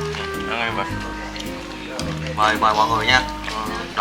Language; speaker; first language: Vietnamese; native; Vietnamese